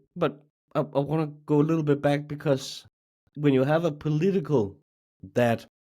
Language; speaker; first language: English; non-native, fluent; Danish